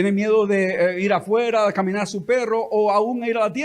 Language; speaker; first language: Spanish; native; Spanish